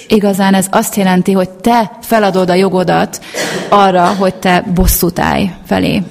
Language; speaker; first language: Hungarian; native; Hungarian